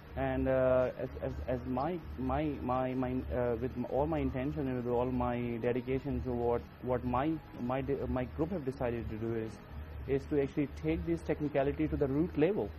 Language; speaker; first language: English; non-native, local second language; Urdu